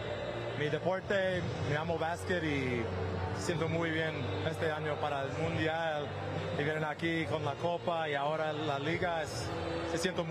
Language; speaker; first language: Spanish; non-native, learner; English